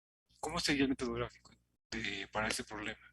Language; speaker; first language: Spanish; native; Spanish